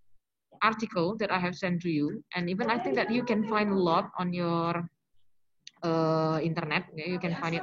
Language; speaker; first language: English; non-native, local second language; Indonesian